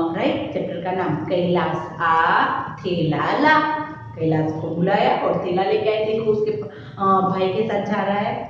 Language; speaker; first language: Hindi; non-native, local second language; Gujarati